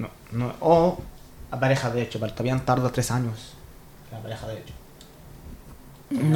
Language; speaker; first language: Spanish; non-native, learner; Arabic